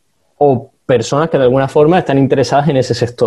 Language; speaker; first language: Spanish; native; Spanish